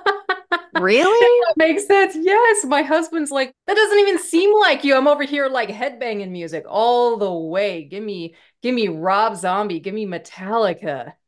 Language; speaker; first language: English; native; English